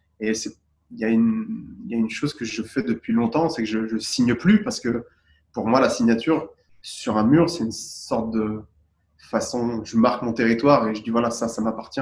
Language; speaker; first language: French; native; French